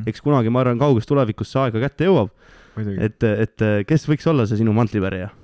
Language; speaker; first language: Estonian; native; Estonian